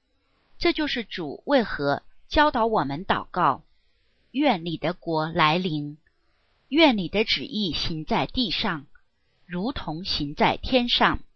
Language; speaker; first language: Chinese; native; Chinese